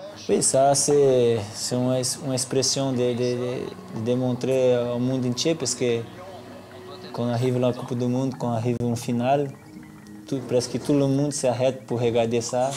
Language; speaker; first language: French; non-native, learner; Portuguese